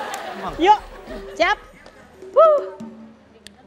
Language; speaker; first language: Indonesian; native; Indonesian